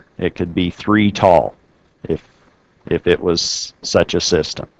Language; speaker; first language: English; native; English